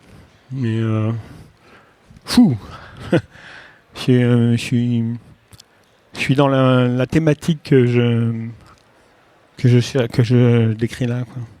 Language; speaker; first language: French; native; French